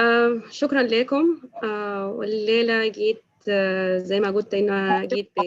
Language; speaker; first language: Arabic; native; Arabic